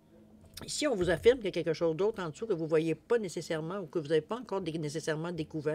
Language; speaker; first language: French; native; French